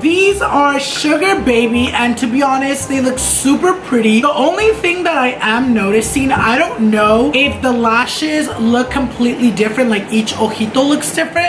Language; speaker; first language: English; early bilingual, other home language; Spanish